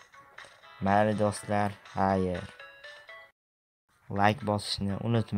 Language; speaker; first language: Turkish; non-native, learner; Uzbek